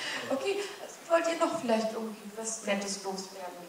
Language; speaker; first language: German; native; German